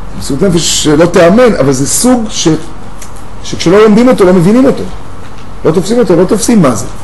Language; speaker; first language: Hebrew; native; Hebrew